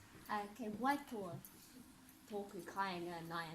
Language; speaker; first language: Māori; non-native, learner; English